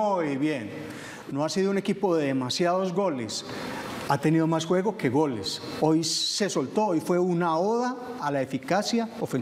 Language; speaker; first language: Spanish; native; Spanish